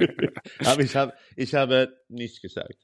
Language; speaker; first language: German; non-native, learner; Swedish